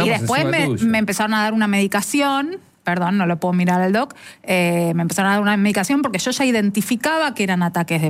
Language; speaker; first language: Spanish; native; Spanish